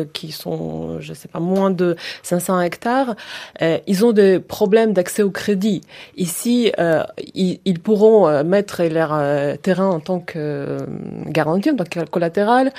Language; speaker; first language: French; non-native, fluent; Ukrainian